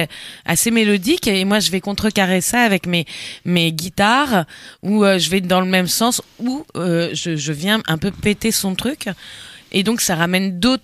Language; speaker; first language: French; native; French